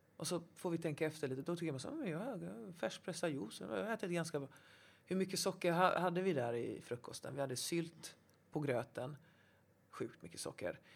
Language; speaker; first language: Swedish; native; Swedish